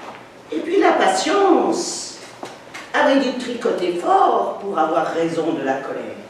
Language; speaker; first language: French; native; French